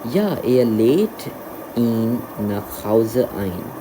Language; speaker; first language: German; non-native, fluent; Hindi